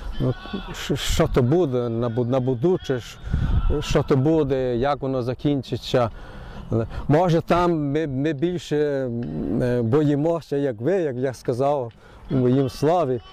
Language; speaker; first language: Ukrainian; early bilingual, heritage; Ukrainian